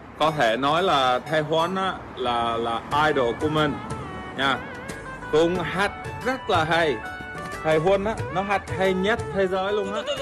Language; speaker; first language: Vietnamese; early bilingual, heritage; Vietnamese